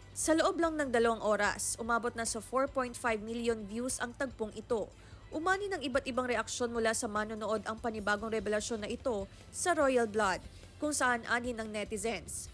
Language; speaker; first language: Filipino; native; Filipino